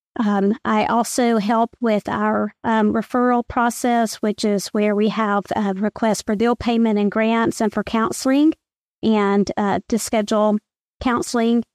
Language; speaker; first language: English; native; English